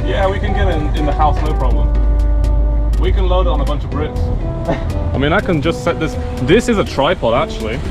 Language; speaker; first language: English; non-native, fluent; Polish